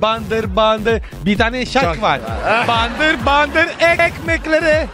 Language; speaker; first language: Turkish; non-native, learner; Italian